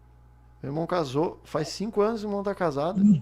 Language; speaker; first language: Portuguese; native; Portuguese